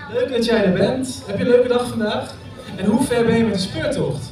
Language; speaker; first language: Dutch; native; Dutch